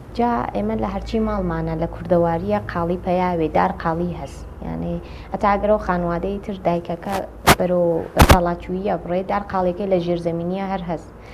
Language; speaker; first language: Central Kurdish; native; Central Kurdish